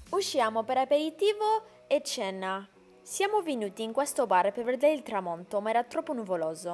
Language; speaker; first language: Italian; non-native, learner; Spanish